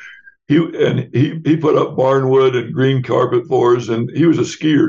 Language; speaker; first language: English; native; English